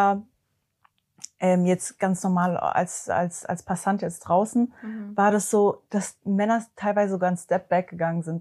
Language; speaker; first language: German; early bilingual, other home language; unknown